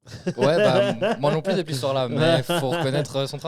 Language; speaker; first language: French; native; French